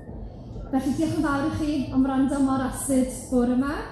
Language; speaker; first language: Welsh; native; Welsh